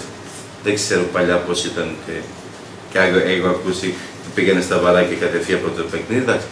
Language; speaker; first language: Greek; non-native, learner; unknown